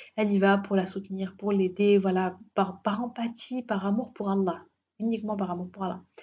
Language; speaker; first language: French; early bilingual, other home language; Arabic